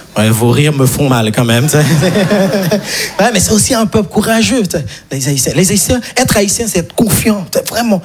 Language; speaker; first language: French; non-native, local second language; Haitian Creole